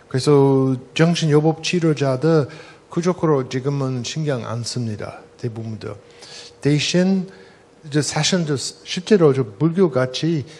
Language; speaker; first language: Korean; non-native, fluent; English